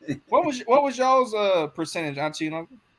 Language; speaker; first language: English; native; English